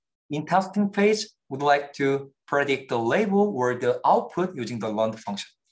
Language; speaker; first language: English; non-native, fluent; Korean